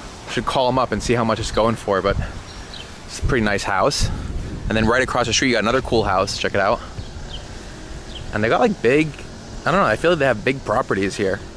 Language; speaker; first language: English; native; English